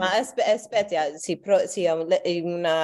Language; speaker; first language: Italian; non-native, learner; English